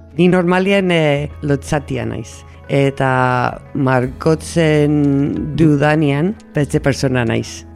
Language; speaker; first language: Basque; non-native, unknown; English